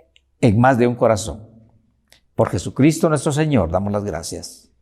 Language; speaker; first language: Spanish; native; Spanish